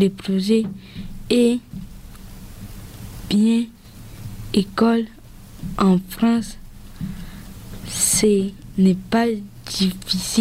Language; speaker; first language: French; early bilingual, other home language; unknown